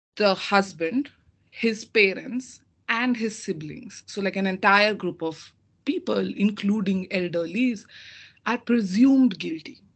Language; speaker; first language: English; non-native, local second language; Hindi